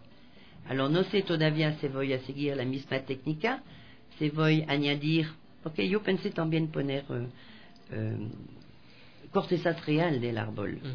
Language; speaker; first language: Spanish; non-native, fluent; French